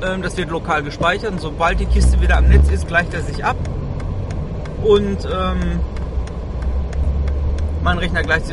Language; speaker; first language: German; native; German